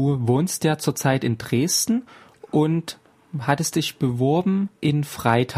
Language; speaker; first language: German; native; German